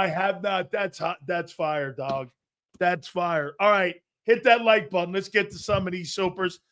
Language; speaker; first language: English; native; English